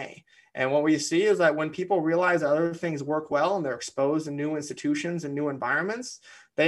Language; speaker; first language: English; native; English